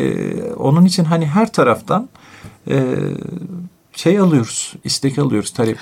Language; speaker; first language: Turkish; native; Turkish